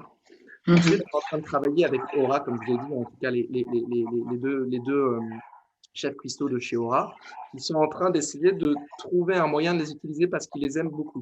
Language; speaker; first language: French; native; French